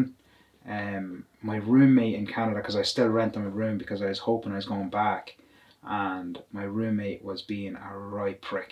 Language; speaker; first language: English; native; English